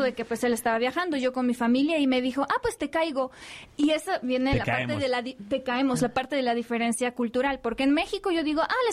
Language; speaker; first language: Spanish; non-native, fluent; Polish